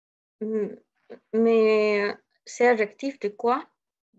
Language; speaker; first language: French; non-native, learner; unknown